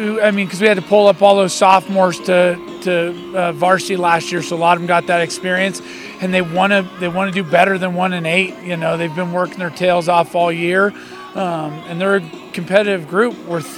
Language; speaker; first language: English; native; English